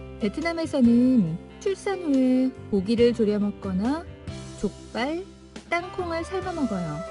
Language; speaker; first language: Korean; non-native, fluent; Vietnamese